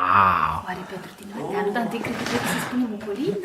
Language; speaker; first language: Romanian; native; Romanian